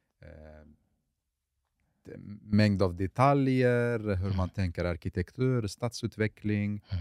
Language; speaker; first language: Swedish; early bilingual, other home language; Arabic